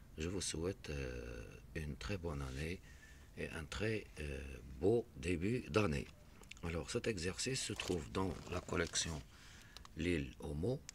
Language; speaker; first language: French; non-native, local second language; Arabic